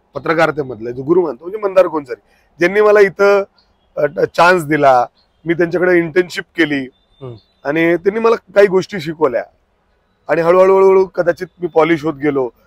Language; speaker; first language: Marathi; early bilingual, other home language; Punjabi